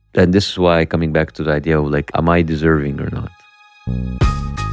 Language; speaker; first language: English; non-native, fluent; Arabic